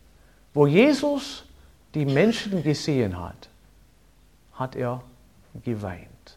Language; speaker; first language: German; non-native, fluent; English